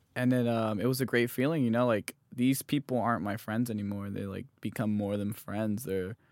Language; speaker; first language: English; native; English